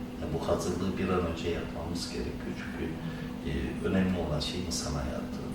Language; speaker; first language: Turkish; native; Turkish